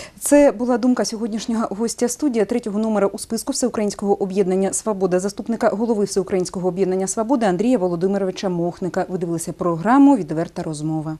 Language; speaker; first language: Ukrainian; native; Ukrainian